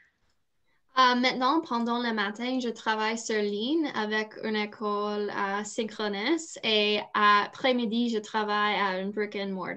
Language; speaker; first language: French; non-native, learner; English